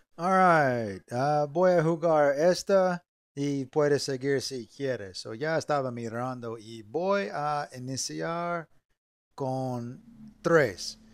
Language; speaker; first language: Spanish; non-native, learner; English